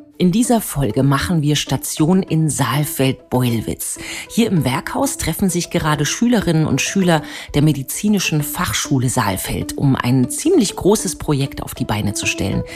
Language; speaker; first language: German; native; German